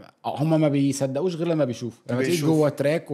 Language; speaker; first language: Arabic; native; Arabic